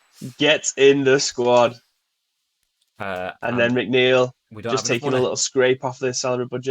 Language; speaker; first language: English; native; English